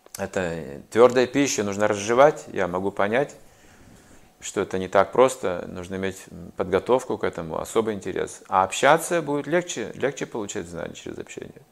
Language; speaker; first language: Russian; native; Russian